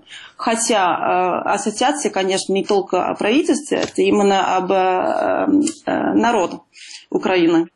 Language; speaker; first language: Russian; non-native, fluent; Dutch